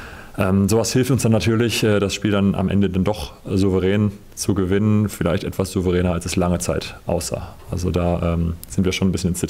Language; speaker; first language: German; native; German